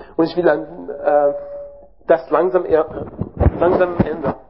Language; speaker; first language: German; non-native, learner; French